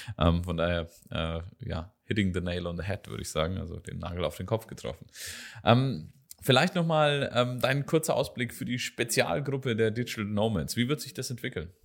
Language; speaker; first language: German; native; German